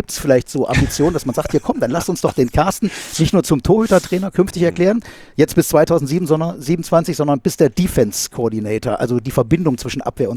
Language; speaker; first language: German; native; German